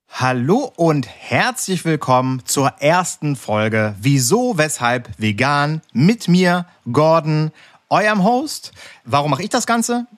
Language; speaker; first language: German; native; German